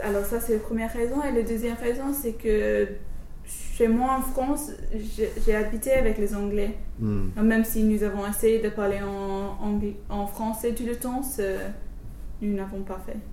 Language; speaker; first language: French; non-native, fluent; English